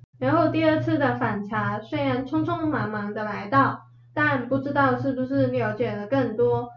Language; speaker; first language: Chinese; non-native, fluent; Cantonese